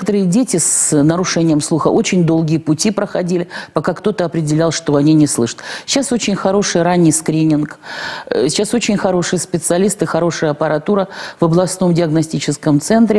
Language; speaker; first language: Russian; native; Russian